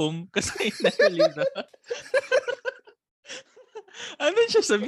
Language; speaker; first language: English; non-native, local second language; Filipino